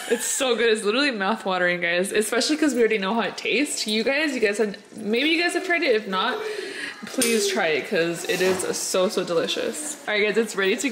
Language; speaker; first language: English; early bilingual, other home language; Spanish